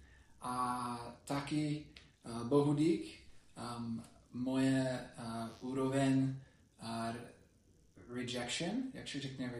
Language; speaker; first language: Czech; non-native, learner; English